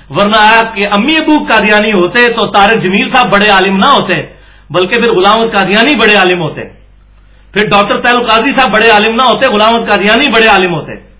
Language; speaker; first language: Urdu; non-native, local second language; Punjabi